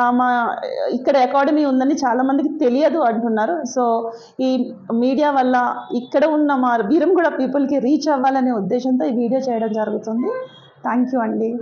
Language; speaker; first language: Telugu; native; Telugu